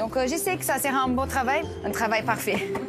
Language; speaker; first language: French; non-native, learner; Portuguese